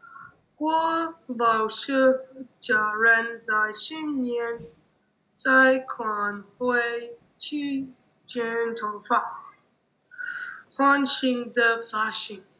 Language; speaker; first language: Chinese; non-native, learner; English